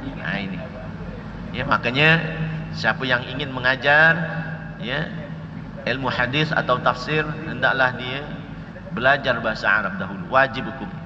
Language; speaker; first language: Malay; native; Malay